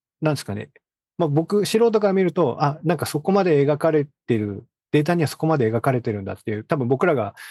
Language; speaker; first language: Japanese; native; Japanese